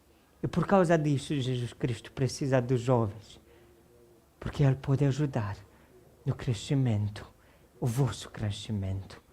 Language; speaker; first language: Portuguese; non-native, fluent; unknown